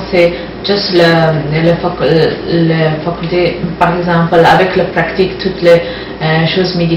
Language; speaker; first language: French; non-native, learner; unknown